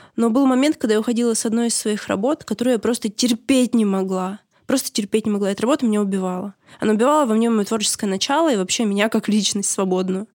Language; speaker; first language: Russian; native; Russian